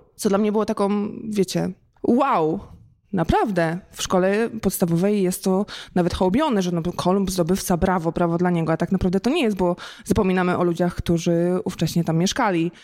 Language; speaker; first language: Polish; native; Polish